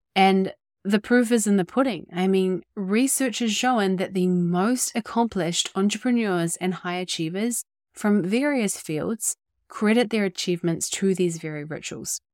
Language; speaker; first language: English; native; English